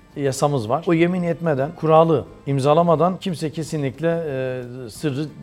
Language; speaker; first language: Turkish; native; Turkish